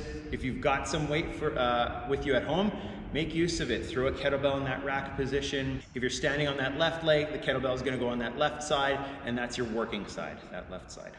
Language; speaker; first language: English; native; English